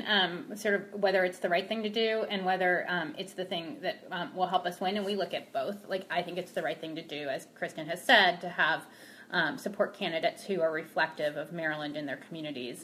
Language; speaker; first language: English; native; English